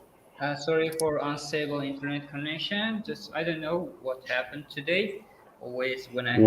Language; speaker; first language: English; non-native, fluent; Uzbek